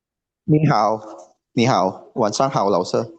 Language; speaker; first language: Chinese; non-native, learner; Indonesian